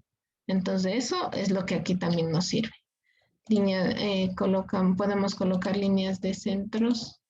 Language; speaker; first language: Spanish; native; Spanish